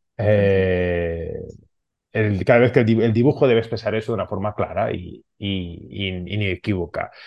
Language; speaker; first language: Spanish; non-native, local second language; Catalan